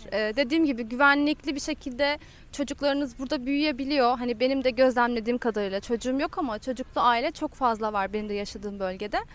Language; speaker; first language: Turkish; native; Turkish